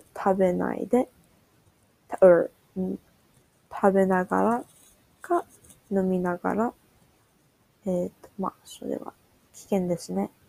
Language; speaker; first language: Japanese; non-native, learner; English